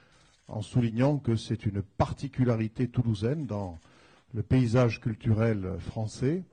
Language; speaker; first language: French; native; French